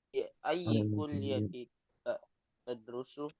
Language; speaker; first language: Arabic; non-native, learner; Indonesian